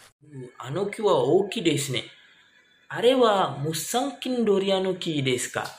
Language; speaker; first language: Japanese; non-native, learner; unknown